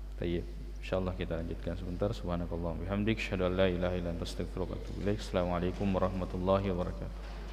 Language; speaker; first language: Malay; non-native, local second language; Buginese